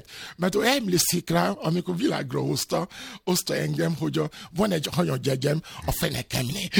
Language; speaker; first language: Hungarian; non-native, fluent; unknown